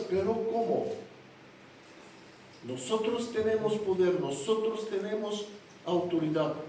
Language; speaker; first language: Spanish; non-native, fluent; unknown